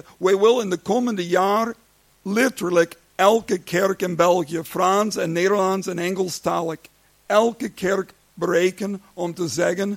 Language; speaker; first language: Dutch; non-native, learner; English